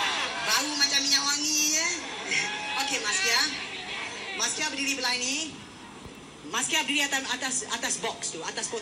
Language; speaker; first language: Malay; native; Malay